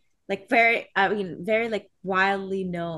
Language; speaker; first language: English; non-native, fluent; Cantonese